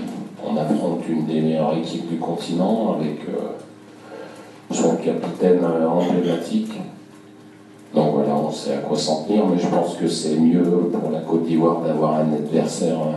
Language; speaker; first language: French; native; French